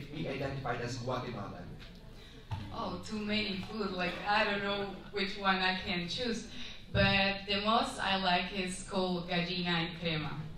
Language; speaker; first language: English; non-native, fluent; Spanish